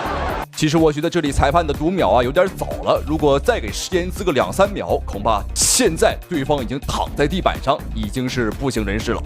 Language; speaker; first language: Chinese; native; Chinese